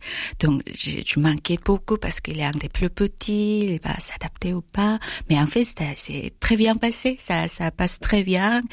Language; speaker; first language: French; non-native, learner; Korean